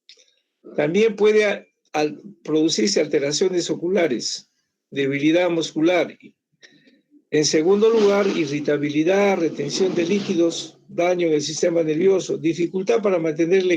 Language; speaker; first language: Spanish; native; Spanish